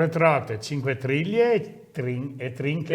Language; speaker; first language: Italian; native; Italian